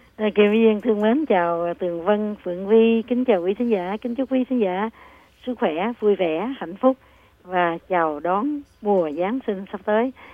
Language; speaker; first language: Vietnamese; native; Vietnamese